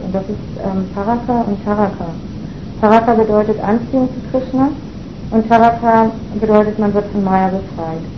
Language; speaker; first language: German; native; German